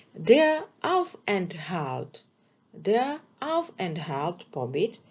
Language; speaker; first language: German; non-native, fluent; Slovak